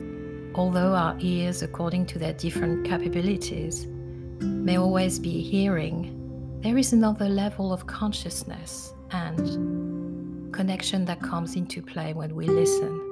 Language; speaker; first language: English; non-native, fluent; French